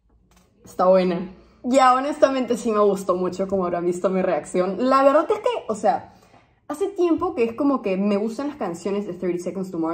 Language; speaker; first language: Spanish; native; Spanish